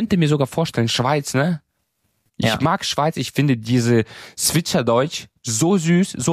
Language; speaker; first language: German; native; German